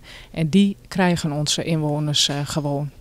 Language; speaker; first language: Dutch; native; Dutch